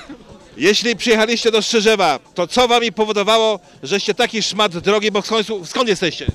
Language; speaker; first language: Polish; native; Polish